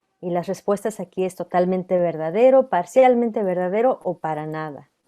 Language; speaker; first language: Spanish; early bilingual, heritage; Spanish